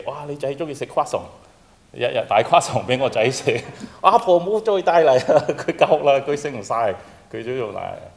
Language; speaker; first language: Cantonese; early bilingual, heritage; Cantonese